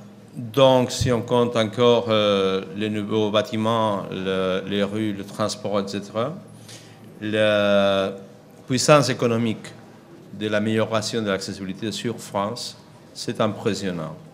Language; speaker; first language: French; non-native, fluent; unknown